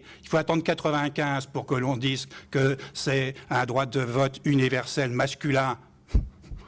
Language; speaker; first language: French; native; French